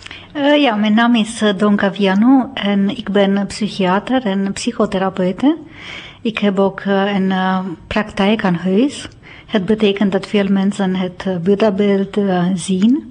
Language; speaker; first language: Dutch; non-native, fluent; Romanian